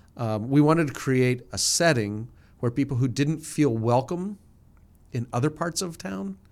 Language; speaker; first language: English; native; English